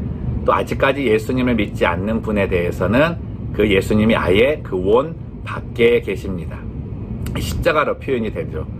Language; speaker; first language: Korean; native; Korean